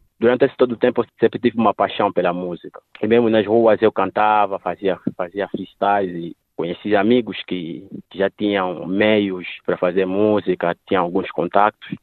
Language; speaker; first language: Portuguese; early bilingual, other home language; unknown